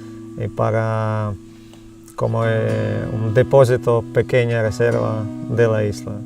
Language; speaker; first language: Spanish; non-native, learner; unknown